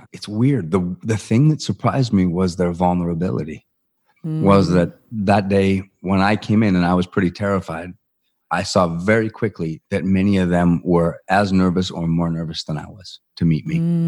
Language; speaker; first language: English; native; English